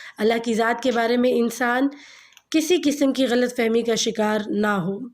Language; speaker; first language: Urdu; non-native, local second language; Punjabi